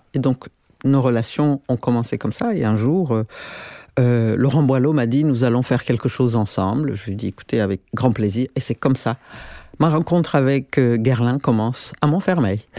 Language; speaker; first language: French; non-native, local second language; Rundi